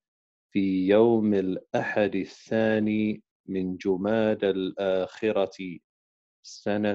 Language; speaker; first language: Arabic; non-native, fluent; English